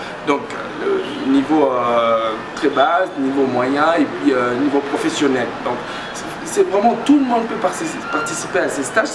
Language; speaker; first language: French; non-native, local second language; Luba-Lulua